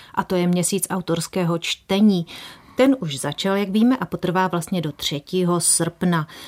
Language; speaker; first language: Czech; native; Czech